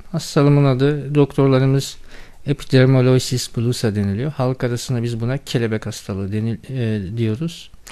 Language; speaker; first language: Turkish; non-native, local second language; Kurdish